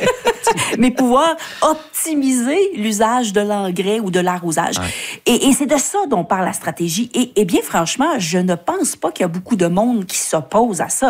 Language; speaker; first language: French; native; French